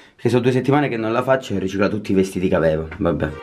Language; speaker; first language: Italian; native; Italian